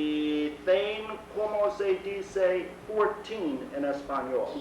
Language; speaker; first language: Spanish; non-native, fluent; English